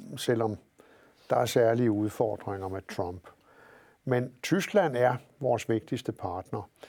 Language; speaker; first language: Danish; native; Danish